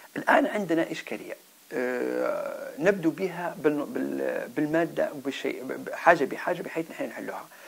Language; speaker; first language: Arabic; non-native, local second language; Berber languages